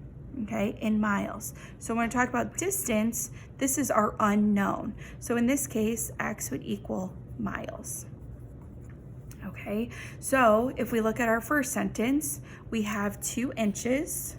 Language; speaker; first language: English; native; English